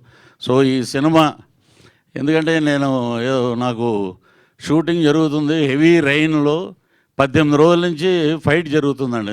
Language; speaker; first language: Telugu; native; Telugu